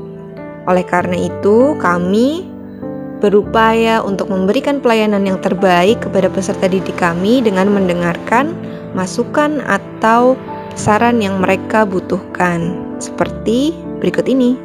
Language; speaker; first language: Indonesian; native; Indonesian